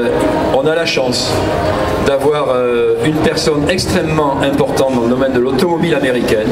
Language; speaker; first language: French; native; French